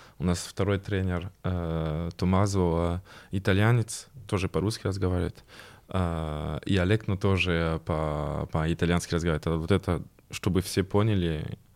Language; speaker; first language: Russian; non-native, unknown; French